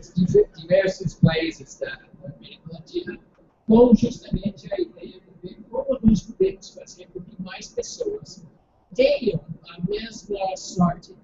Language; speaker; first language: Portuguese; non-native, fluent; English